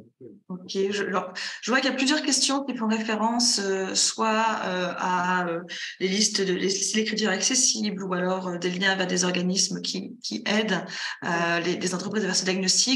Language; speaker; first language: French; native; French